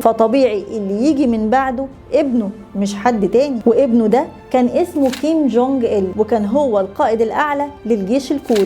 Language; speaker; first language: Arabic; native; Arabic